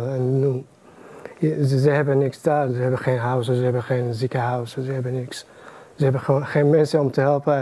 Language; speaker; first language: Dutch; non-native, learner; Arabic